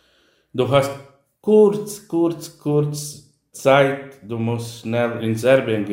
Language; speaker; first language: German; non-native, learner; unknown